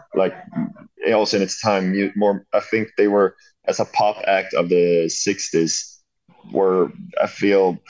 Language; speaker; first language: English; non-native, fluent; Swedish